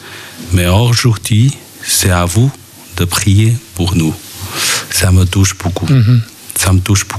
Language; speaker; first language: French; non-native, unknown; Chinese